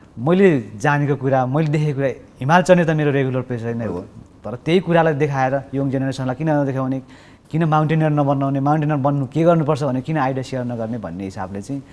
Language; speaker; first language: Nepali; non-native, local second language; Sherpa